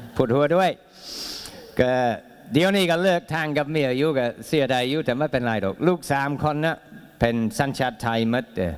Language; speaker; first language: Thai; non-native, fluent; English